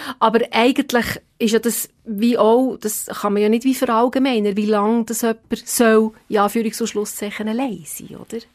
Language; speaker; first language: German; native; German